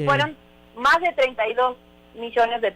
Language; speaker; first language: Spanish; native; Spanish